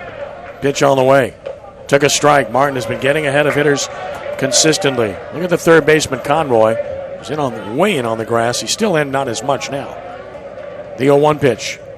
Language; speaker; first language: English; native; English